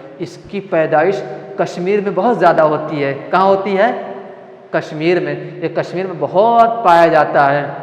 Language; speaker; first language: Urdu; non-native, local second language; Malayalam